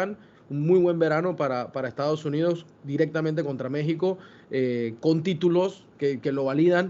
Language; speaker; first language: Spanish; native; Spanish